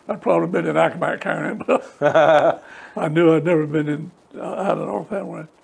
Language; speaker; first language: English; native; English